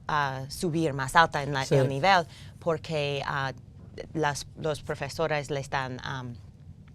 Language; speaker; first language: Spanish; non-native, learner; English